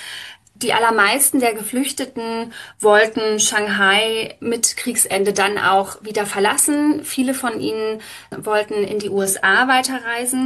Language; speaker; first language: German; native; German